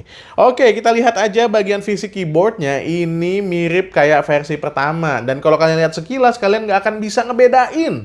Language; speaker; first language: Indonesian; native; Indonesian